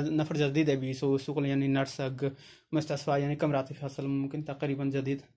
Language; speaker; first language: Arabic; non-native, learner; Hindi